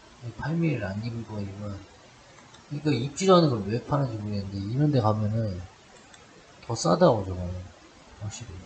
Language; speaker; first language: Korean; native; Korean